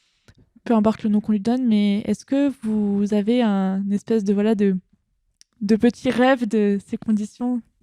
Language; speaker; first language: French; native; French